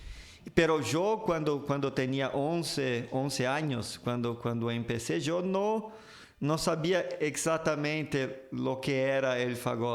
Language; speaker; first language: Spanish; non-native, fluent; Portuguese